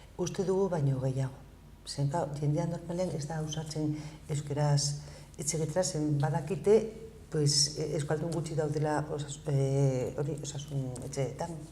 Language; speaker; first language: Basque; non-native, local second language; Spanish